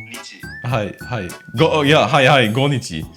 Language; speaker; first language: Japanese; non-native, learner; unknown